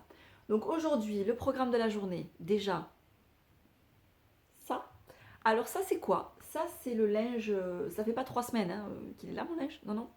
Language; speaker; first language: French; native; French